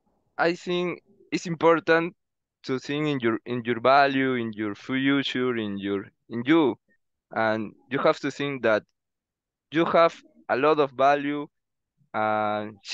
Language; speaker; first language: English; non-native, learner; Spanish